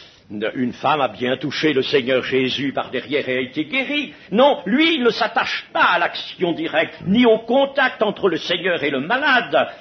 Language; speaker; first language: French; native; French